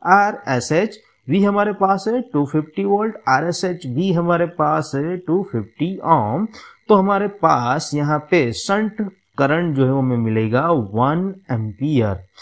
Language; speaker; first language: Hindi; non-native, local second language; Gujarati